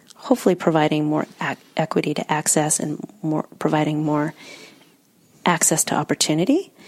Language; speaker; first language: English; native; English